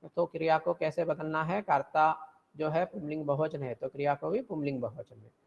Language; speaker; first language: Hindi; non-native, local second language; Telugu